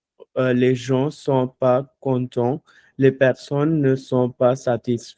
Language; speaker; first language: French; non-native, learner; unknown